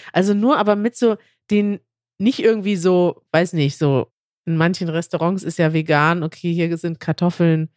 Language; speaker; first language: German; native; German